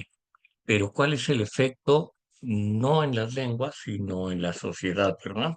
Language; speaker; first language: Spanish; native; Spanish